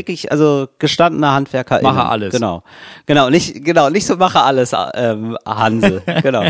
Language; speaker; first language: German; native; German